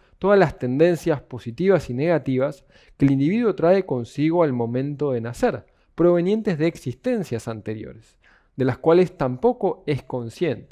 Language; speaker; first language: Spanish; native; Spanish